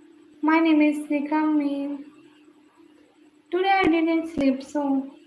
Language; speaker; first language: English; non-native, learner; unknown